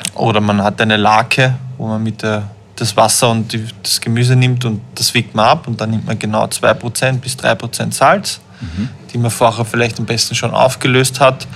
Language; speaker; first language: German; native; German